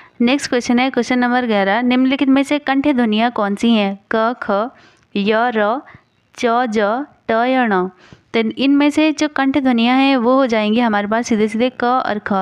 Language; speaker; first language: Hindi; native; Hindi